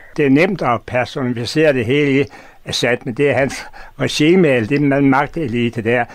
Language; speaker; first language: Danish; native; Danish